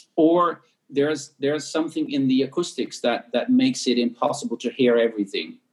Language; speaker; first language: English; non-native, fluent; Dutch